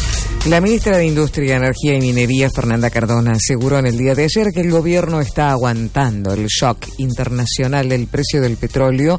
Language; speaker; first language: Spanish; native; Spanish